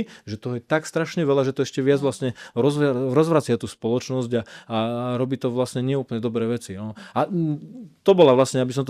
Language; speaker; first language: Slovak; native; Slovak